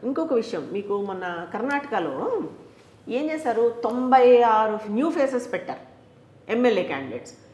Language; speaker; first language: Telugu; native; Telugu